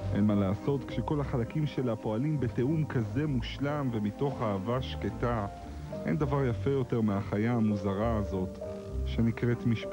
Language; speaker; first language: Hebrew; native; Hebrew